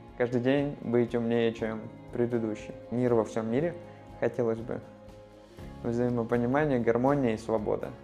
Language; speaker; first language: Russian; native; Russian